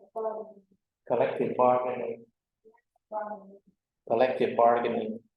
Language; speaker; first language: English; non-native, fluent; Vietnamese